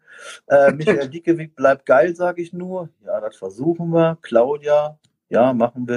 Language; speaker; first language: German; native; German